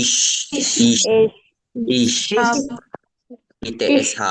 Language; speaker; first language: German; non-native, learner; Indonesian